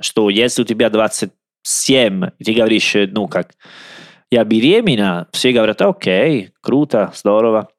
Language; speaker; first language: Russian; non-native, learner; Italian